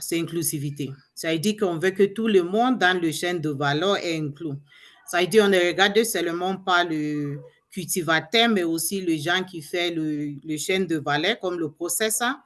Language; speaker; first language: French; non-native, learner; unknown